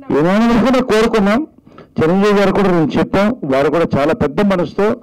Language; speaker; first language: Telugu; native; Telugu